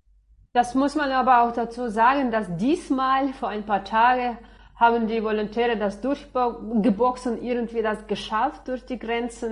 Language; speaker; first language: German; non-native, fluent; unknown